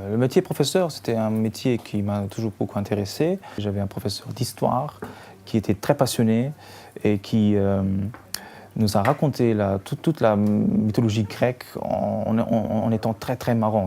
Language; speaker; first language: French; non-native, local second language; Luxembourgish